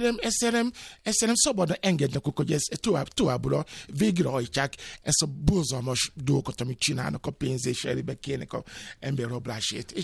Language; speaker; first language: Hungarian; non-native, learner; Yoruba